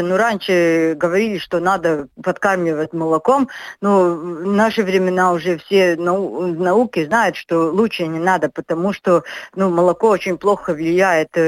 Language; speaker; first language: Russian; non-native, local second language; Latvian